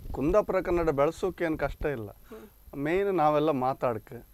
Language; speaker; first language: Kannada; non-native, local second language; Konkani